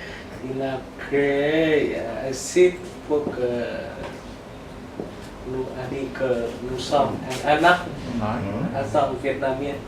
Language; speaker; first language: French; non-native, learner; Vietnamese